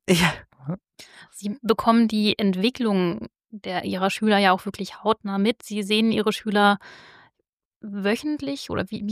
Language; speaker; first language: German; native; German